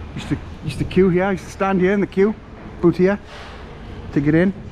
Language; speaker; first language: English; native; English